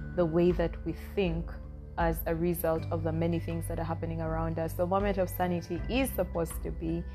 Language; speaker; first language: English; non-native, local second language; Acoli